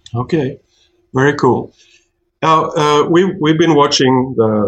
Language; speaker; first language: English; non-native, fluent; Norwegian